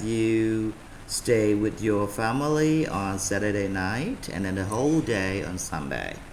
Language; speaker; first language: English; non-native, fluent; Vietnamese